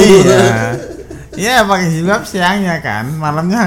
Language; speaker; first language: Indonesian; native; Indonesian